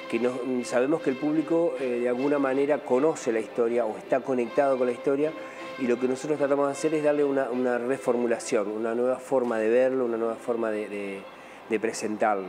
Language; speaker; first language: Spanish; native; Spanish